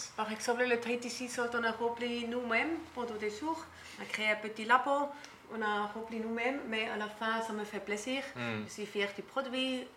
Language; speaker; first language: French; non-native, learner; German